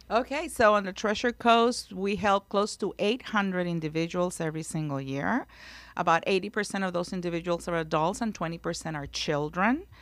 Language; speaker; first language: English; non-native, local second language; Spanish